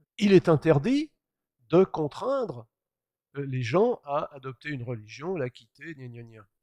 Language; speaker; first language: French; native; French